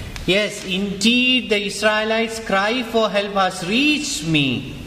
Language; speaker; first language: English; non-native, local second language; Malayalam